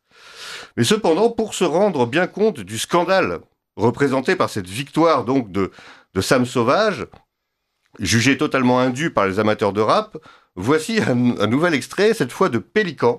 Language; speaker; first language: French; native; French